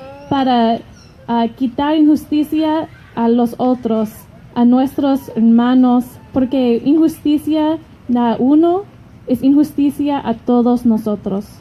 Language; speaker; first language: Spanish; non-native, learner; English